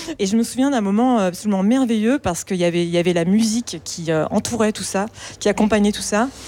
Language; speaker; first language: French; native; French